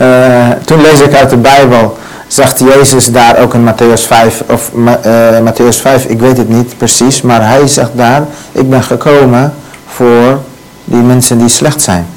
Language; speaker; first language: Dutch; non-native, learner; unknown